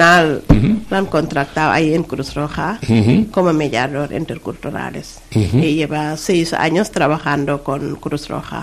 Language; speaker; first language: Spanish; non-native, learner; Wolof